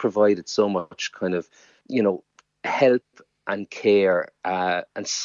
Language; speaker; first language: English; native; English